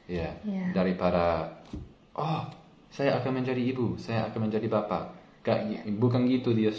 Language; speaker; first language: Indonesian; non-native, learner; English